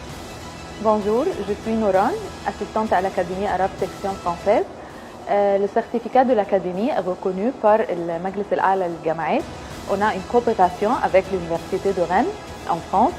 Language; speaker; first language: French; non-native, fluent; Arabic